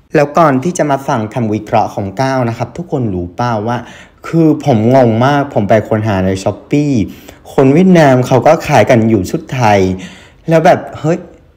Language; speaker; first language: Thai; non-native, fluent; Vietnamese